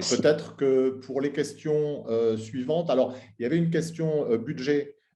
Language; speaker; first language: French; native; French